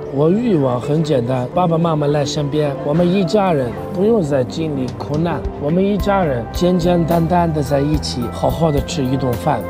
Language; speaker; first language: Chinese; non-native, fluent; Arabic